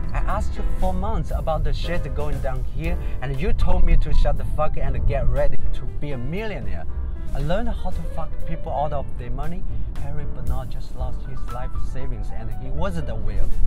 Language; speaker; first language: English; non-native, fluent; Chinese